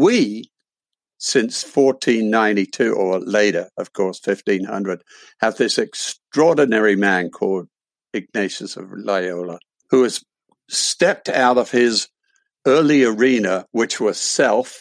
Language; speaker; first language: English; native; English